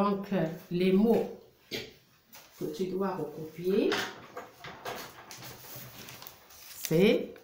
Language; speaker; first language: French; non-native, local second language; Arabic